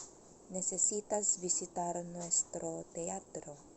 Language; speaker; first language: Spanish; non-native, learner; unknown